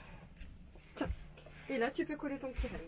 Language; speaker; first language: French; native; French